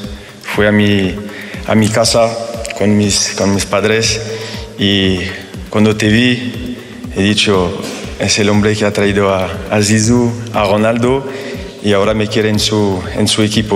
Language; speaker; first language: Spanish; non-native, fluent; French